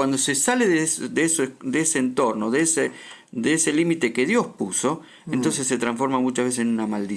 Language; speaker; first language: Spanish; native; Spanish